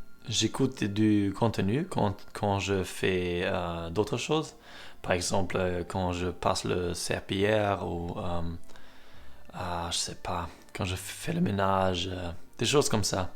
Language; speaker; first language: French; non-native, learner; German